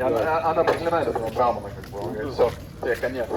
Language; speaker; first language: Russian; native; Russian